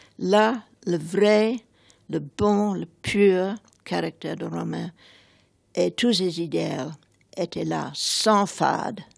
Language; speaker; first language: French; non-native, fluent; English